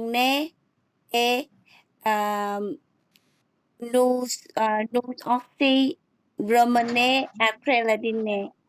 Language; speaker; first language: French; non-native, learner; English